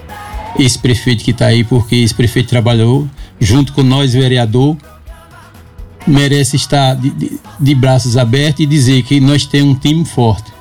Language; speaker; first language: Portuguese; native; Portuguese